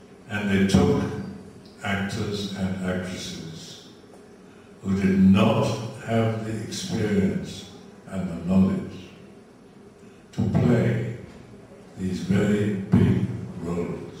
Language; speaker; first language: English; native; English